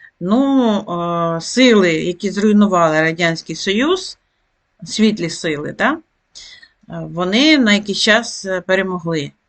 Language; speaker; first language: Ukrainian; native; Ukrainian